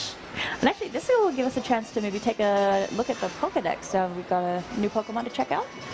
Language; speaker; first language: English; native; English